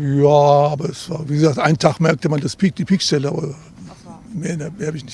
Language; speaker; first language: German; native; German